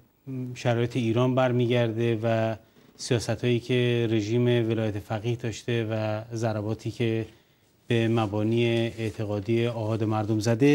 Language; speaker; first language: Persian; native; Persian